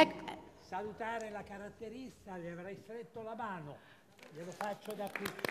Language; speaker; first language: Italian; native; Italian